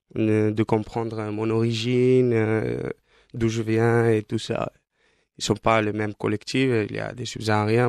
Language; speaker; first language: French; non-native, fluent; Spanish